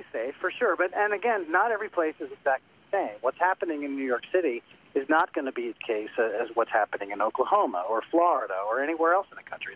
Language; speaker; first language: English; native; English